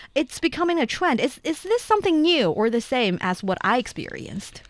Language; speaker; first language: English; non-native, fluent; Chinese